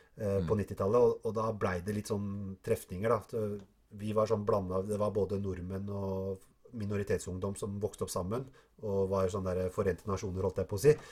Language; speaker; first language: Norwegian; early bilingual, other home language; Arabic